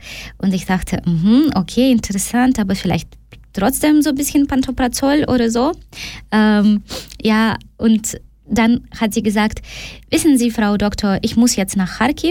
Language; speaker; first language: German; non-native, fluent; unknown